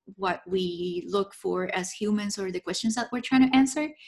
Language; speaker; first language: English; non-native, fluent; Spanish